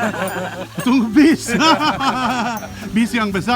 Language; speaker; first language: Indonesian; non-native, learner; English